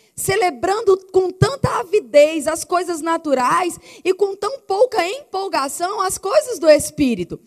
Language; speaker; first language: Portuguese; native; Portuguese